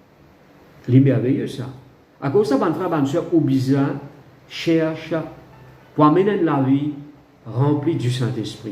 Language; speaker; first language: French; non-native, local second language; Morisyen